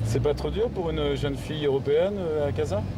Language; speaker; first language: French; native; French